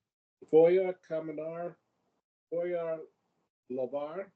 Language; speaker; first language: Spanish; non-native, learner; English